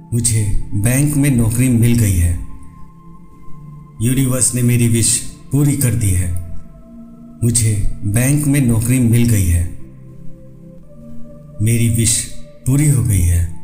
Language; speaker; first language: Hindi; native; Hindi